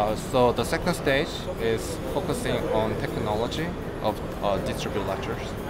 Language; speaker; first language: English; non-native, fluent; Korean